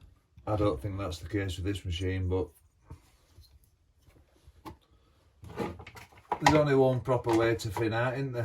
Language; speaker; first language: English; native; English